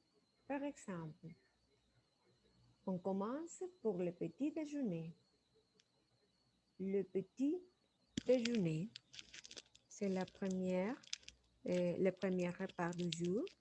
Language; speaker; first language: French; non-native, fluent; Spanish